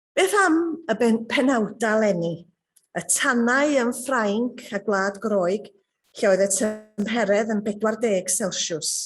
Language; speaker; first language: Welsh; native; Welsh